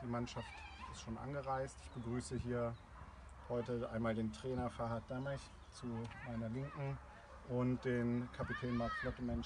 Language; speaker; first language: German; native; German